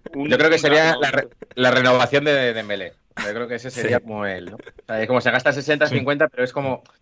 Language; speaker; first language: Spanish; native; Spanish